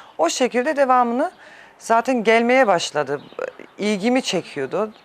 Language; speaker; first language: Turkish; early bilingual, heritage; Turkish